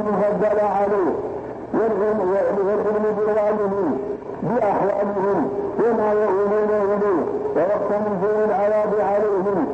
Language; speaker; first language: Arabic; native; Arabic